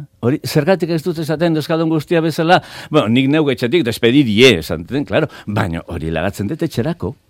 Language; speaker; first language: Basque; native; Basque